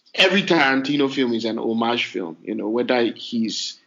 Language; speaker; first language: English; non-native, local second language; Hausa